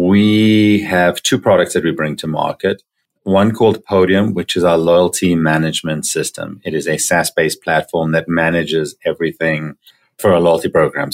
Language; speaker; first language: English; native; English